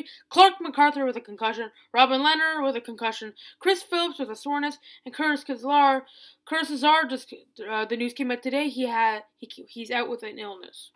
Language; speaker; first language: English; native; English